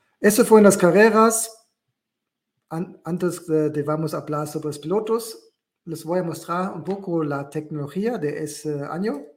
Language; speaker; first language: Spanish; non-native, learner; German